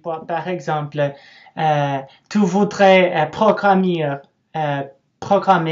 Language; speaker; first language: French; non-native, learner; English